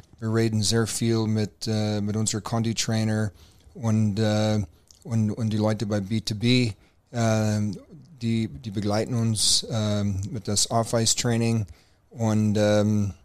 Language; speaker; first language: German; non-native, fluent; English